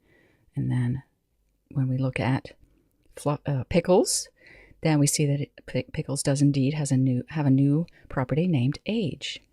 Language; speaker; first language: English; native; English